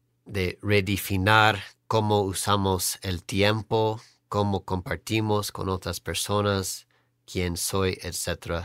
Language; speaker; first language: Spanish; non-native, fluent; English